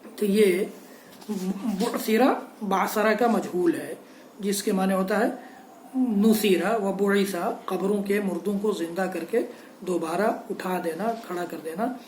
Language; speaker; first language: Urdu; native; Urdu